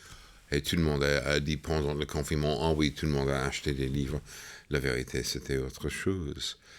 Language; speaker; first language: French; non-native, fluent; English